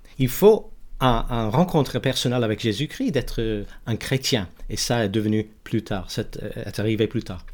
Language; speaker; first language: French; non-native, learner; English